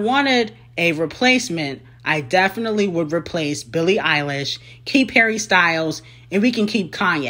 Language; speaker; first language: English; native; English